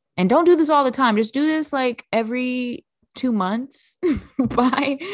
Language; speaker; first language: English; native; English